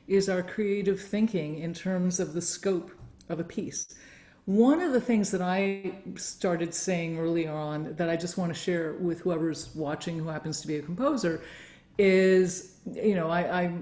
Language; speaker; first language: English; native; English